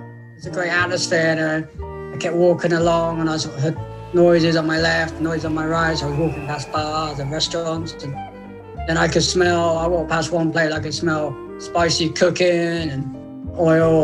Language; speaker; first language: English; native; English